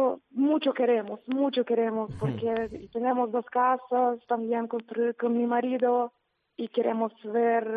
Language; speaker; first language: Spanish; non-native, learner; Ukrainian